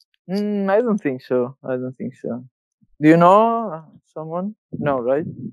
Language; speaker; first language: English; non-native, fluent; Italian